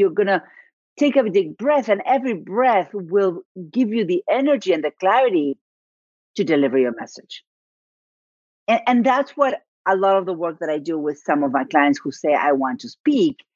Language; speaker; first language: English; non-native, fluent; Spanish